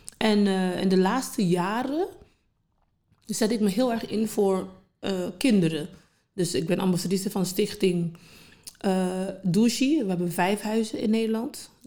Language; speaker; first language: Dutch; non-native, local second language; English